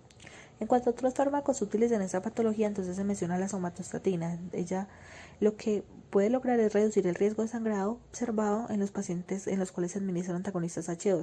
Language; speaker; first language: Spanish; native; Spanish